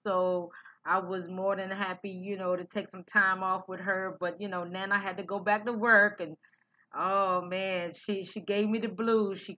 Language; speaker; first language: English; native; English